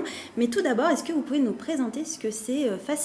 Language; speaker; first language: French; native; French